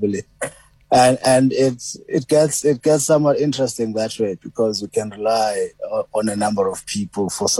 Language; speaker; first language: English; non-native, local second language; Xhosa